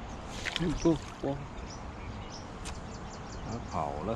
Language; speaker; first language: Chinese; native; Chinese